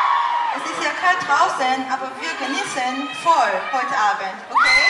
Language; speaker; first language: German; non-native, learner; Korean